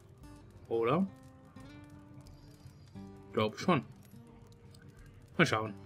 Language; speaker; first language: German; native; German